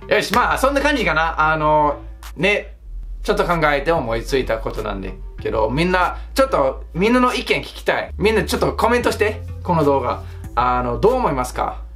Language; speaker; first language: Japanese; non-native, fluent; English